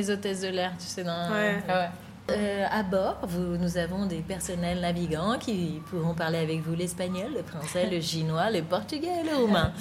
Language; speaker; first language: French; native; French